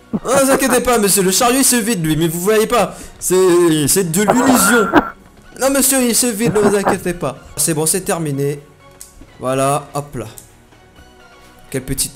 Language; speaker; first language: French; native; French